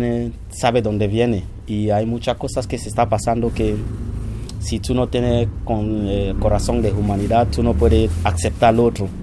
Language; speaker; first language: Spanish; non-native, fluent; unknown